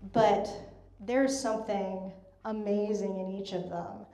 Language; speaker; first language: English; native; English